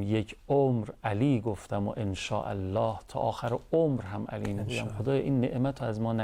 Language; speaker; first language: Persian; native; Persian